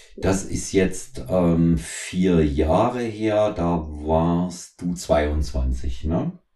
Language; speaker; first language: German; native; German